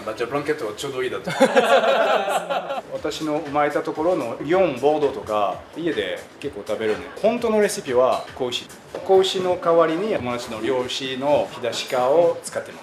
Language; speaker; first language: Japanese; non-native, learner; French